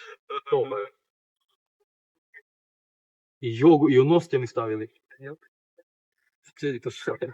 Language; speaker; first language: Croatian; native; Croatian